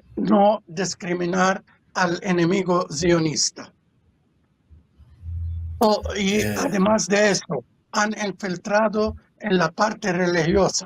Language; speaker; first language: Spanish; non-native, fluent; Arabic